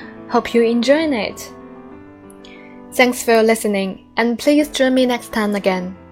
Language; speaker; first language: English; non-native, fluent; Chinese